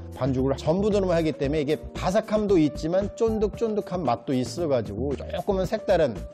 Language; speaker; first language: Korean; native; Korean